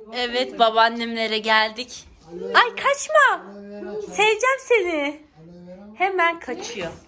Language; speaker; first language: Turkish; early bilingual, heritage; Turkish